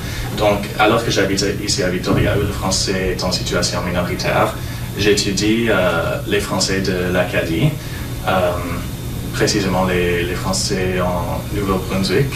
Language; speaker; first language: French; non-native, local second language; English